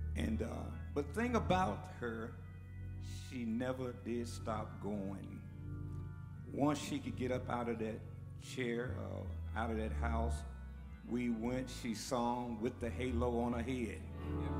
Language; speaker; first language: English; native; English